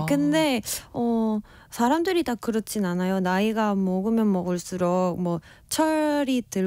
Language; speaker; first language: Korean; non-native, fluent; Spanish